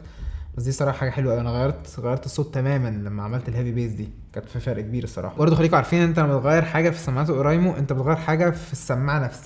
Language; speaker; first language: Arabic; native; Arabic